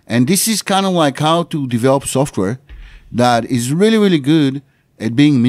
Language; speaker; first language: English; non-native, fluent; Hebrew